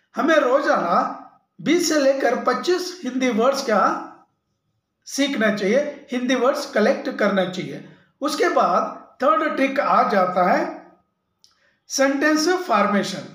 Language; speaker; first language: Hindi; non-native, local second language; Kannada